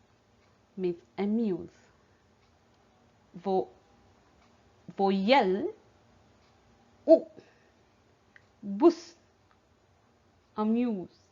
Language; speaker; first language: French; non-native, learner; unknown